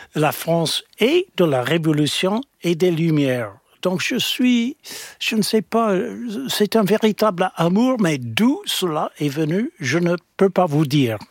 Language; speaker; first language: French; non-native, fluent; English